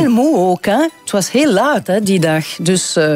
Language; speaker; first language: Dutch; non-native, local second language; French